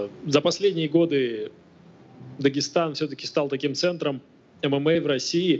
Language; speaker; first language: Russian; native; Russian